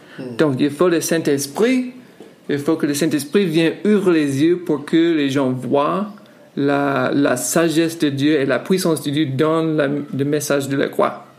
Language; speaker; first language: French; non-native, fluent; English